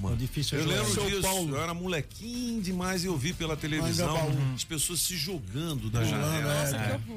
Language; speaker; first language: Portuguese; native; Portuguese